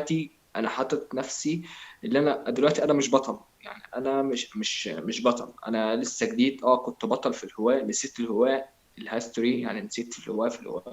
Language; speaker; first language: Arabic; native; Arabic